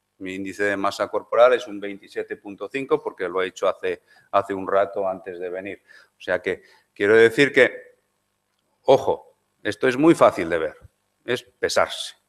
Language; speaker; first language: Spanish; non-native, local second language; Galician